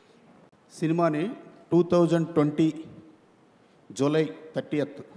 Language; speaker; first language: Telugu; native; Telugu